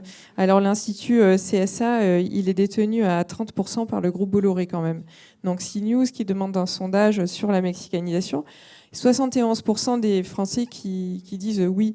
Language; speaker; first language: French; native; French